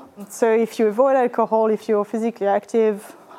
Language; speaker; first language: English; non-native, fluent; French